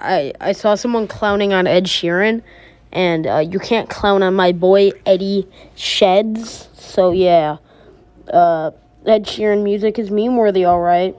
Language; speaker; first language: English; native; English